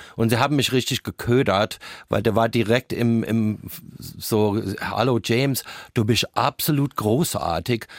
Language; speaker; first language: German; non-native, fluent; English